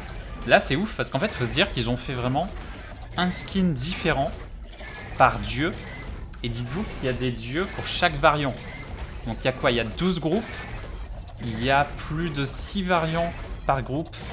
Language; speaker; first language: French; native; French